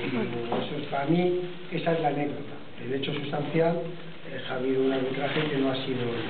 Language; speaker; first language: Spanish; native; Spanish